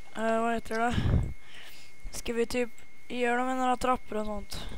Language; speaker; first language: Swedish; native; Swedish